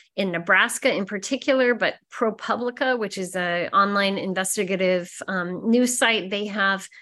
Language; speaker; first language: English; native; English